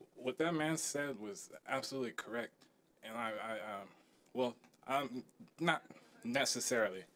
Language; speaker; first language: English; native; English